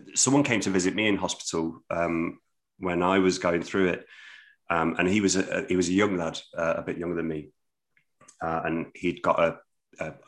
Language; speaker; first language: English; native; English